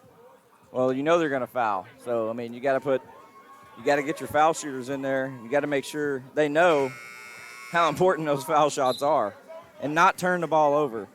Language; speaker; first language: English; native; English